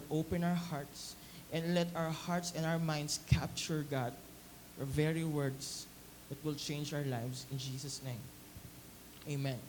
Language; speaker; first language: English; non-native, local second language; Filipino